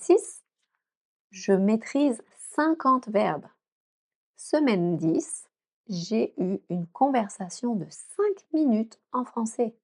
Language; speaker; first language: French; native; French